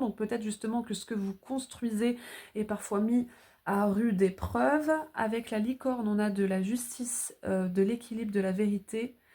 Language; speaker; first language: French; native; French